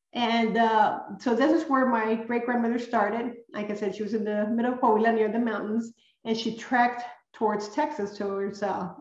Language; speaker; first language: English; early bilingual, other home language; Spanish